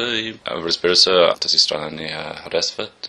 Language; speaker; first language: Bulgarian; non-native, learner; English